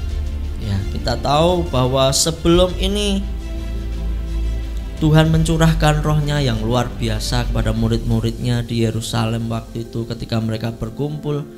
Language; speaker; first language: Indonesian; native; Indonesian